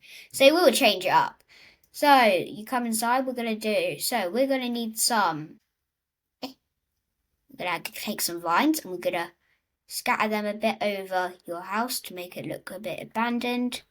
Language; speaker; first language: English; native; English